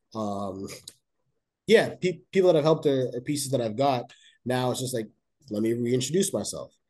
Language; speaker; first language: English; native; English